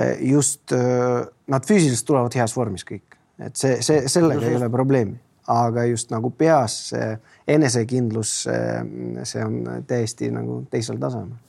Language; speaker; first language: Estonian; non-native, local second language; Russian